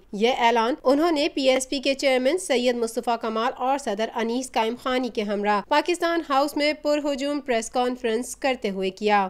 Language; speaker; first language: Urdu; native; Urdu